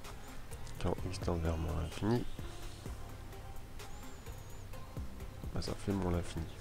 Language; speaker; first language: French; native; French